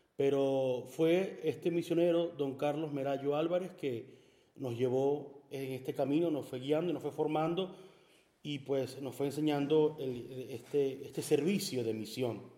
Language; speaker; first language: Spanish; native; Spanish